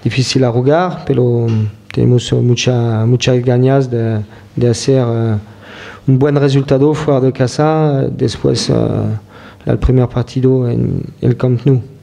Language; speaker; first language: Spanish; non-native, fluent; French